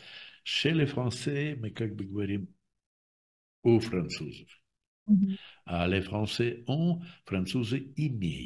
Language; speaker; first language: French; non-native, fluent; Russian